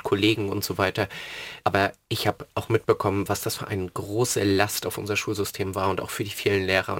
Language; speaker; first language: German; native; German